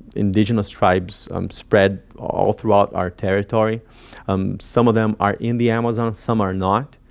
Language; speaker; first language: English; non-native, fluent; Portuguese